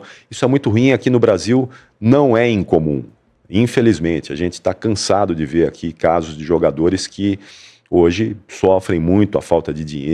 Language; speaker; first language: Portuguese; native; Portuguese